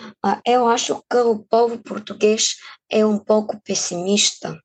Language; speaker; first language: Portuguese; non-native, fluent; Bulgarian